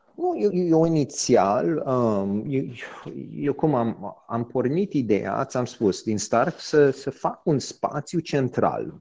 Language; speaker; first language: Romanian; early bilingual, heritage; Romanian